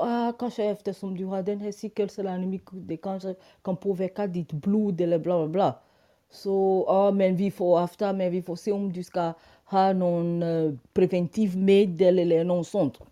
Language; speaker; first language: Swedish; non-native, fluent; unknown